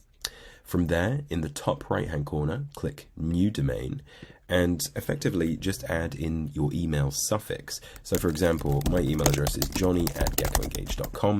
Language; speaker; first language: English; native; English